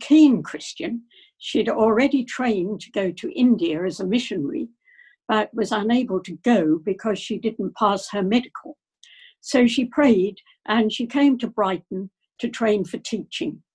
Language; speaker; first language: English; native; English